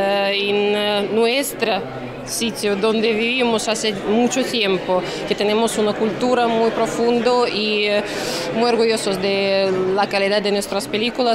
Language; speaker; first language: Spanish; non-native, learner; Russian